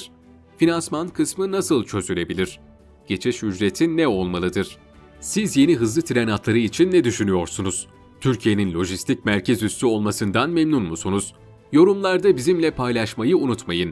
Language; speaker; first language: Turkish; native; Turkish